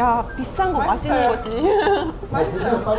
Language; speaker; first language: Korean; non-native, fluent; Estonian